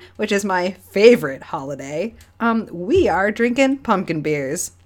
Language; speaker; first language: English; native; English